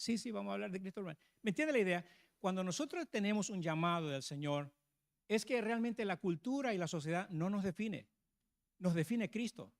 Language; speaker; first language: Spanish; native; Spanish